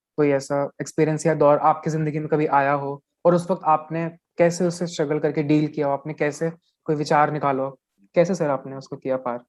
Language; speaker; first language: Hindi; native; Hindi